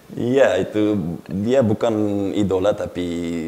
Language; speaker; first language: Indonesian; non-native, learner; Uzbek